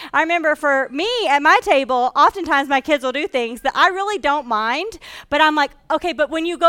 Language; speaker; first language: English; native; English